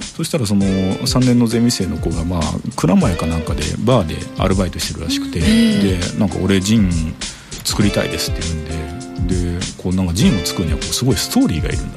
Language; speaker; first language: Japanese; native; Japanese